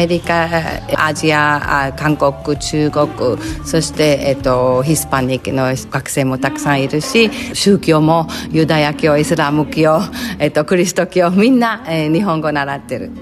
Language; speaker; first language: Japanese; non-native, fluent; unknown